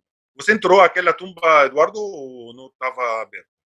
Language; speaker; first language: Portuguese; non-native, fluent; Arabic